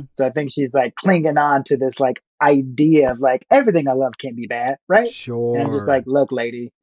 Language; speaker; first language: English; native; English